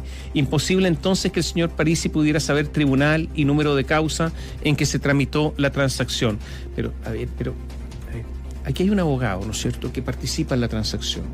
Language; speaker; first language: Spanish; native; Spanish